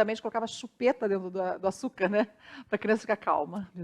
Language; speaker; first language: Portuguese; native; Portuguese